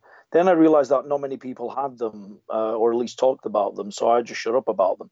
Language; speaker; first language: English; native; English